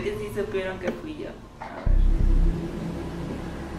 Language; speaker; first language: Spanish; native; Spanish